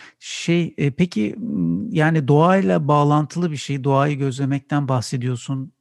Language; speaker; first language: Turkish; native; Turkish